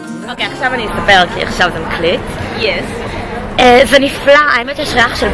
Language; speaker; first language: Hebrew; native; Hebrew